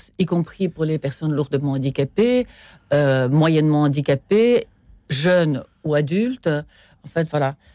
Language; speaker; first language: French; non-native, fluent; Russian